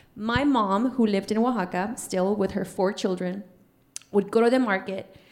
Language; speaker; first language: English; early bilingual, other home language; Spanish